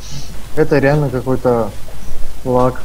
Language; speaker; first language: Russian; native; Russian